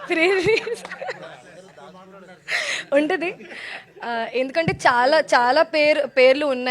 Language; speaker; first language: Telugu; non-native, learner; Hindi